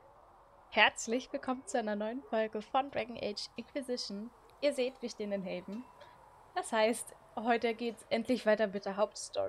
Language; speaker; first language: German; native; German